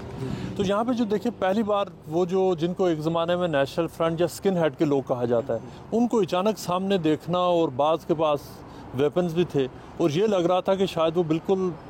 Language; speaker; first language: Urdu; native; Urdu